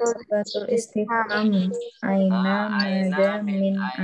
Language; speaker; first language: Arabic; non-native, learner; Indonesian